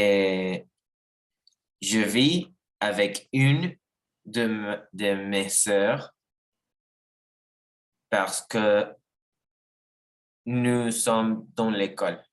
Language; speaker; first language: French; non-native, learner; Spanish